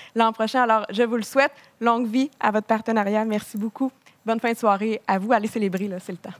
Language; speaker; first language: French; native; French